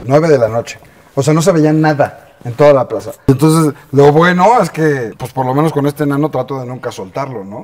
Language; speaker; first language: Spanish; native; Spanish